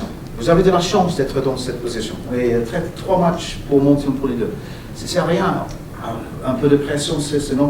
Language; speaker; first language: French; non-native, fluent; English